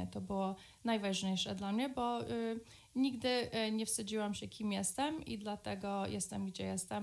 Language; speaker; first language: Polish; early bilingual, other home language; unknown